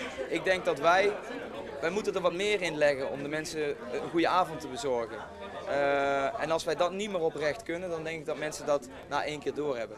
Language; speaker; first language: Dutch; native; Dutch